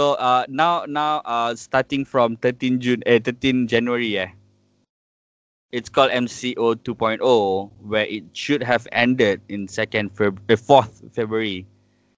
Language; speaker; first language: English; non-native, local second language; Malay